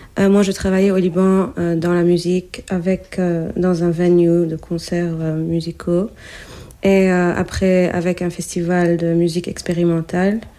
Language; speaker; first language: French; non-native, local second language; Arabic